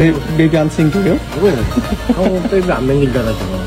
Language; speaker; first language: Korean; native; Korean